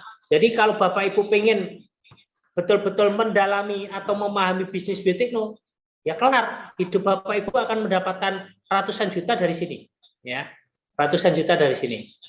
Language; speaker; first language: Indonesian; non-native, local second language; Javanese